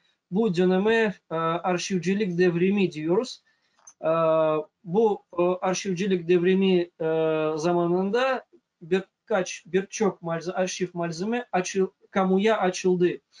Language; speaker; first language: Turkish; non-native, fluent; Russian